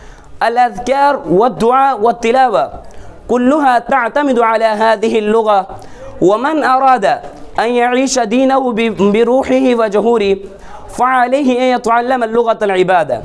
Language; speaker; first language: Arabic; non-native, learner; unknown